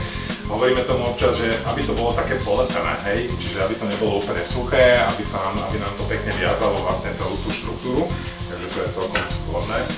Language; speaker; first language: Slovak; native; Slovak